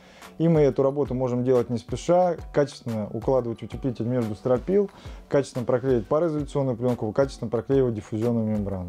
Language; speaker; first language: Russian; native; Russian